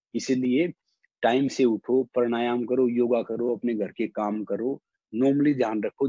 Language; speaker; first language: Hindi; native; Hindi